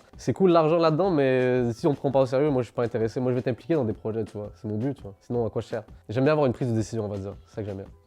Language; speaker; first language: French; early bilingual, other home language; Arabic